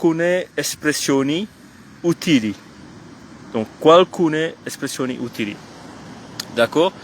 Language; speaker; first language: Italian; non-native, fluent; French